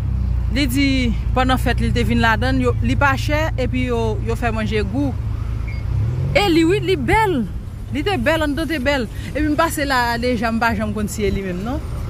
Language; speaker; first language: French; non-native, local second language; Haitian Creole